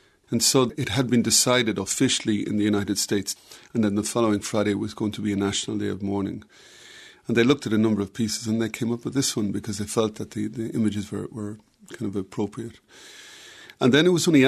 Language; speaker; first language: English; native; English